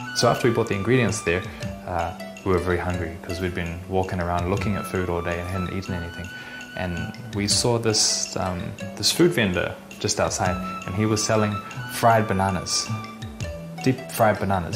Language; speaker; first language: English; early bilingual, other home language; Chinese